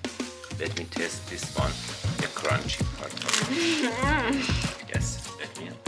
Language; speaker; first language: English; non-native, learner; Azerbaijani